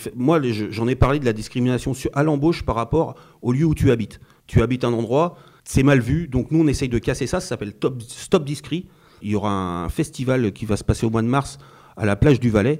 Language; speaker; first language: French; native; French